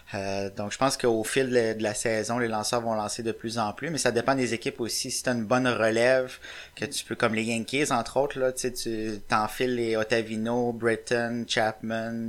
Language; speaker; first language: French; native; French